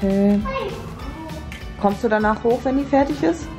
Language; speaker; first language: German; native; German